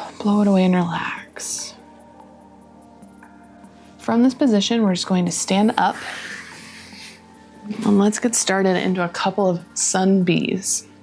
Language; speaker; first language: English; native; English